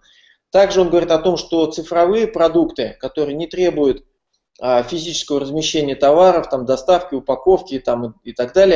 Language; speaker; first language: Russian; native; Russian